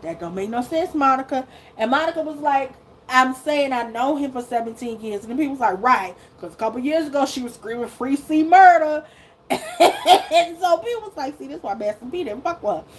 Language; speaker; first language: English; native; English